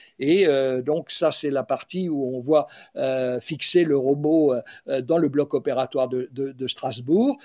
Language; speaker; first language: French; native; French